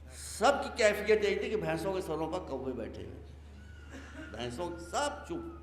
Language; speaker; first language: Urdu; native; Urdu